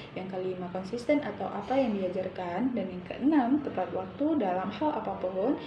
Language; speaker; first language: Indonesian; native; Indonesian